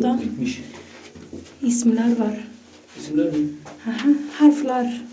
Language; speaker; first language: Turkish; non-native, learner; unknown